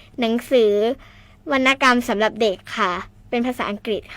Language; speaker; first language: Thai; native; Thai